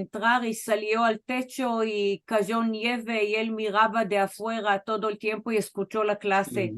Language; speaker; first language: Spanish; non-native, fluent; Hebrew